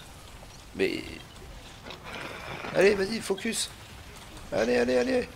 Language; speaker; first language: French; native; French